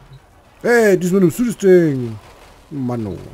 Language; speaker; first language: German; native; German